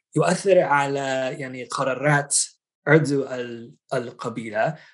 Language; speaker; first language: Arabic; non-native, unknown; English